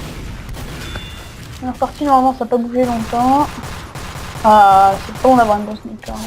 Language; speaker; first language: French; native; French